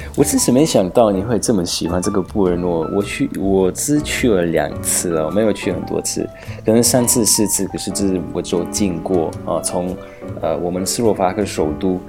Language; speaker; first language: Chinese; non-native, fluent; Hungarian